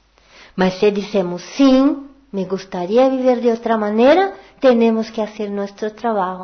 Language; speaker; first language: Portuguese; non-native, learner; Spanish